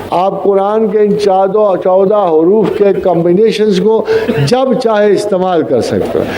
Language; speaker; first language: Urdu; non-native, local second language; Punjabi